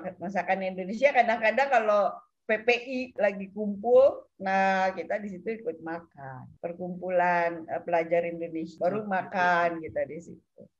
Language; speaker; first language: Indonesian; native; Indonesian